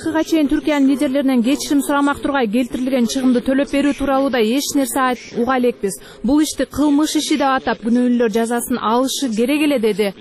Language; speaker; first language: Kyrgyz; native; Kyrgyz